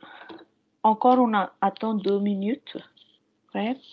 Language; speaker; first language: French; non-native, fluent; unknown